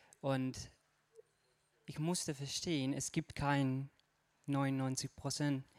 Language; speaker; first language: German; non-native, fluent; Hungarian